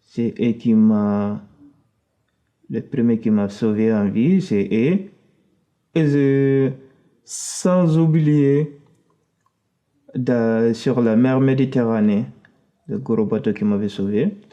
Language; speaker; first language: French; non-native, fluent; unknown